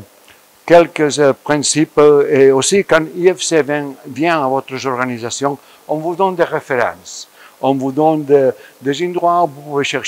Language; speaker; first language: French; non-native, fluent; Spanish